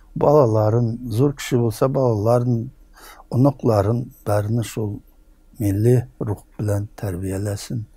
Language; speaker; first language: Tatar; early bilingual, heritage; Tatar